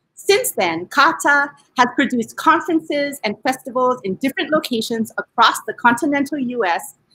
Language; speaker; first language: English; native; English